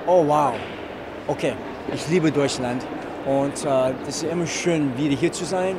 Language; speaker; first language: German; non-native, fluent; English